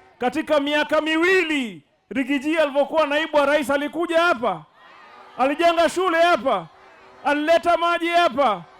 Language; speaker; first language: Swahili; native; Swahili